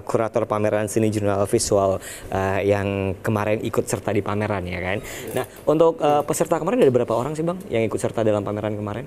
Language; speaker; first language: Indonesian; native; Indonesian